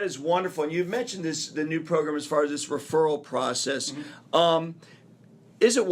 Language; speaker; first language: English; native; English